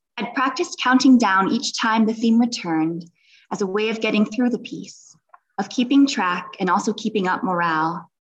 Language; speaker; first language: English; native; English